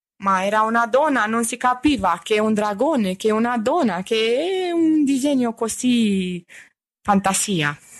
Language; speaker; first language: Italian; non-native, fluent; Romanian